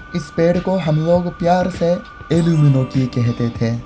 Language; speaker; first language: Hindi; non-native, fluent; Japanese